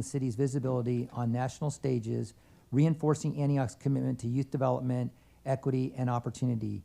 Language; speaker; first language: English; native; English